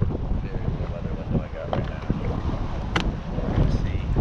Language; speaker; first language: English; native; English